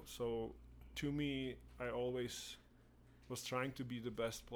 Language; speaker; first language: English; non-native, fluent; Czech